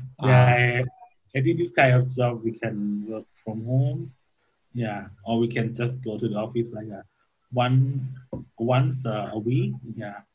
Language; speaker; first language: English; non-native, learner; Thai